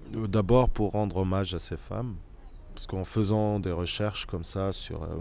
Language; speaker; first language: French; non-native, local second language; Arabic